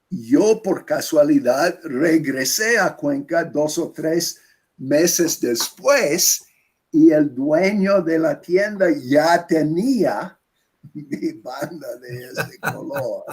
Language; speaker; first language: Spanish; non-native, fluent; English